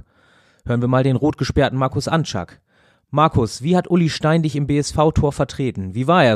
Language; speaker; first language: German; native; German